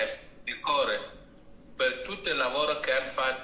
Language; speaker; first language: Italian; non-native, learner; Spanish